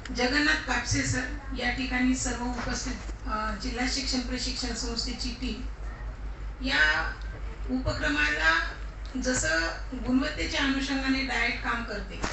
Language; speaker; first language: Marathi; non-native, local second language; Lambadi